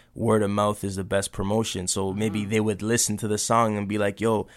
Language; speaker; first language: English; native; English